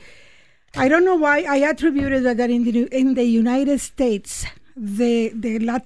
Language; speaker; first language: English; non-native, fluent; Spanish